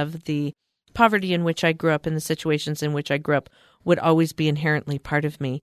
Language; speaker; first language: English; native; English